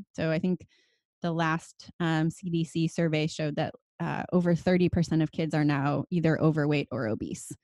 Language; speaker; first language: English; native; English